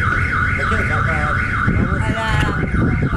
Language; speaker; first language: Spanish; non-native, learner; French